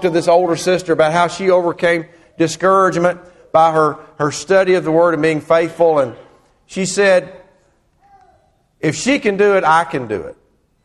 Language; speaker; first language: English; native; English